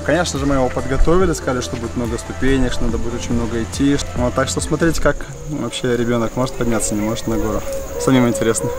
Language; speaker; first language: Russian; native; Russian